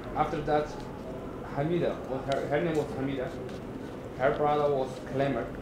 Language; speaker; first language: English; non-native, learner; Somali